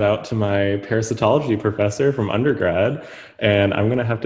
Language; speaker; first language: English; native; English